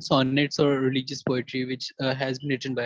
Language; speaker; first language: English; non-native, learner; Urdu